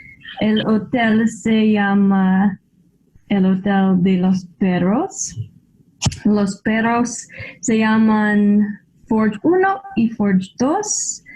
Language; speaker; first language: Spanish; non-native, learner; English